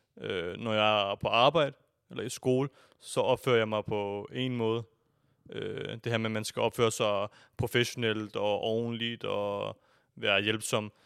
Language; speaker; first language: Danish; early bilingual, other home language; Urdu